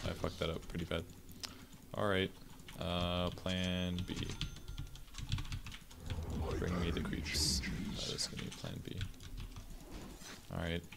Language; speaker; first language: English; native; English